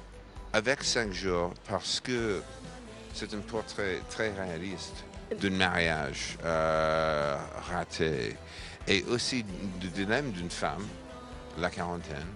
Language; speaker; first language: French; non-native, fluent; English